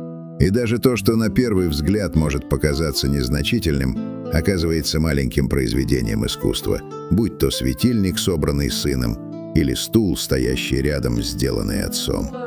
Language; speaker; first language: Russian; native; Russian